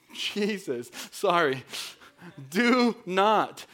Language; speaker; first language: English; non-native, fluent; Spanish